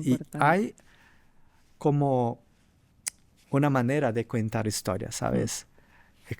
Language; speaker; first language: Spanish; non-native, fluent; Portuguese